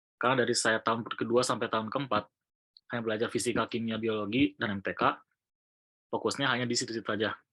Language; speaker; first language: Indonesian; native; Indonesian